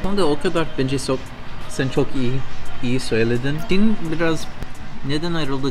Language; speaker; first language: Turkish; non-native, learner; English